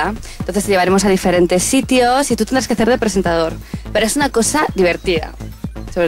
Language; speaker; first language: Spanish; native; Spanish